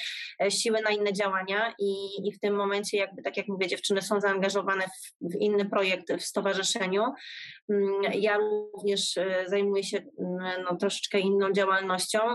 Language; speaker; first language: Polish; native; Polish